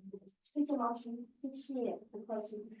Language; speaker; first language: Chinese; non-native, fluent; English